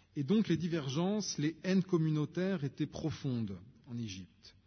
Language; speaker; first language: French; native; French